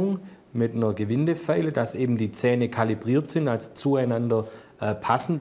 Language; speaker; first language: German; native; German